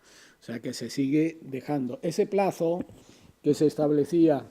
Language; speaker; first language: Spanish; native; Spanish